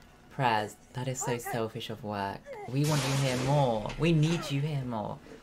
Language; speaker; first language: English; native; English